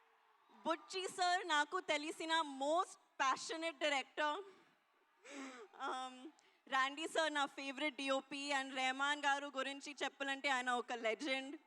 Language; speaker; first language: Telugu; non-native, learner; Hindi